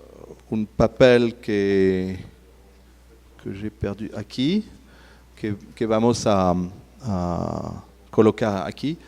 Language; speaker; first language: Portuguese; non-native, learner; French